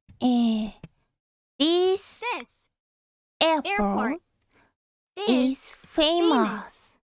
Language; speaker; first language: English; non-native, learner; Japanese